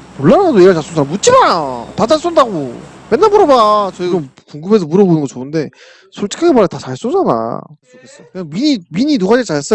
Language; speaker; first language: Korean; native; Korean